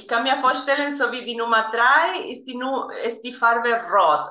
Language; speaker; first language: German; non-native, fluent; Spanish